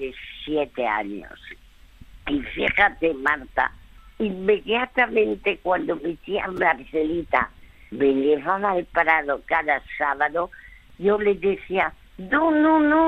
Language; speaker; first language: Spanish; early bilingual, other home language; French